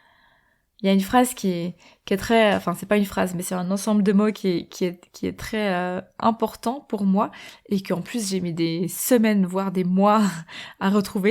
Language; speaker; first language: French; native; French